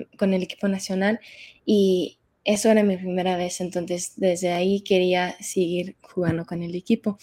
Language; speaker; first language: Spanish; early bilingual, heritage; Spanish